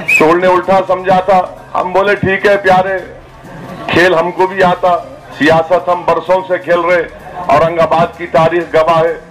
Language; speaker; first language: Urdu; native; Urdu